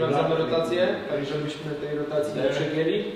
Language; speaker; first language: Polish; native; Polish